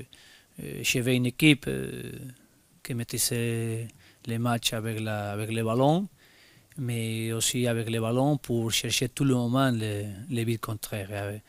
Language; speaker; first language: French; non-native, learner; Spanish